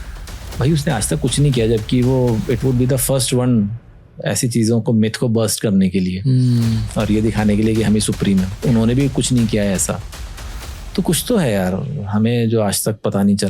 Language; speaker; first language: Hindi; native; Hindi